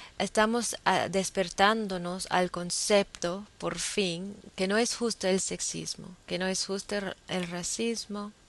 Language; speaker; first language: Spanish; non-native, fluent; English